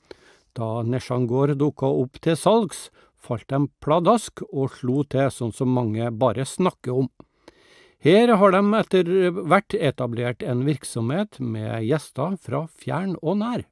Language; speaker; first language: Norwegian; native; Norwegian